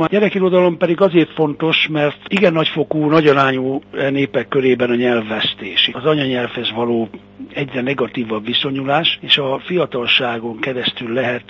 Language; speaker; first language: Hungarian; native; Hungarian